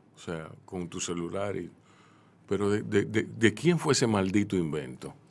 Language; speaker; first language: Spanish; native; Spanish